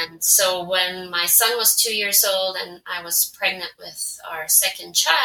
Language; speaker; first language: English; non-native, fluent; Swedish